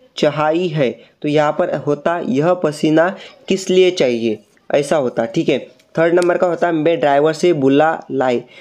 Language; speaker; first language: Hindi; non-native, local second language; Marathi